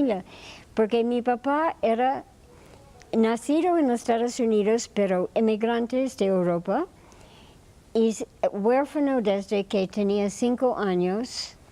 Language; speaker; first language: Spanish; non-native, fluent; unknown